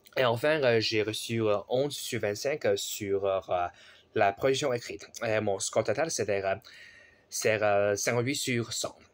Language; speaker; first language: French; non-native, fluent; Chinese